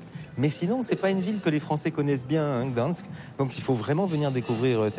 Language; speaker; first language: French; native; French